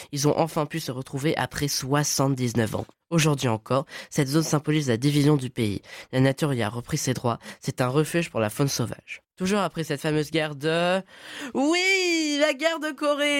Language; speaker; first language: French; native; French